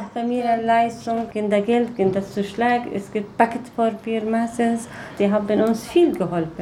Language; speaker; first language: German; non-native, learner; Arabic